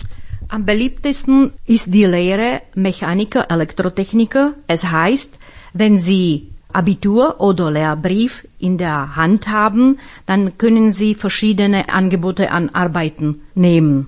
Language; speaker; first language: German; non-native, fluent; Slovak